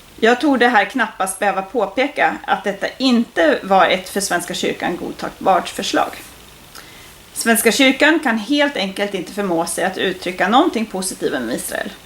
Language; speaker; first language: Swedish; native; Swedish